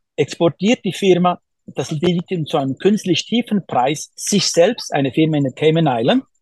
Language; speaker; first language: German; native; German